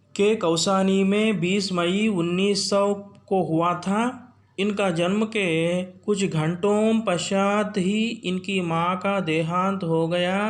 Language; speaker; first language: Hindi; non-native, local second language; Telugu